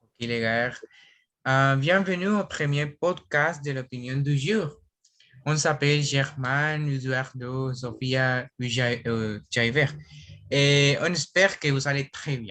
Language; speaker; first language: French; non-native, learner; Spanish